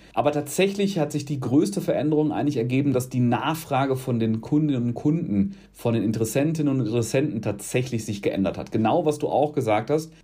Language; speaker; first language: German; native; German